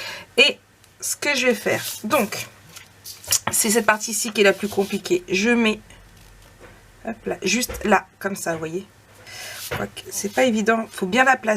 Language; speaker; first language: French; native; French